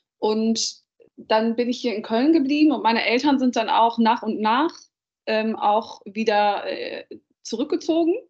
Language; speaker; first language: German; early bilingual, other home language; Dutch